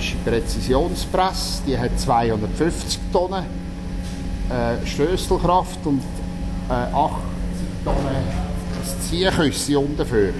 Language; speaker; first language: German; native; German